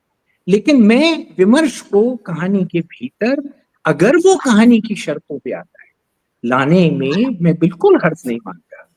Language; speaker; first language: Hindi; native; Hindi